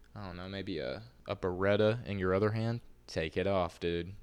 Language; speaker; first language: English; native; English